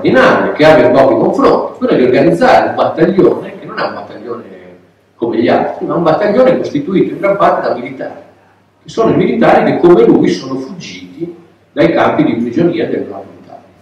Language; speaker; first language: Italian; native; Italian